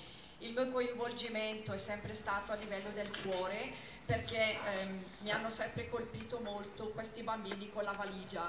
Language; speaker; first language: Italian; native; Italian